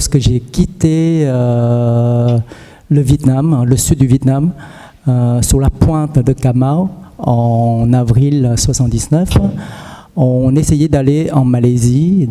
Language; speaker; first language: French; early bilingual, other home language; Vietnamese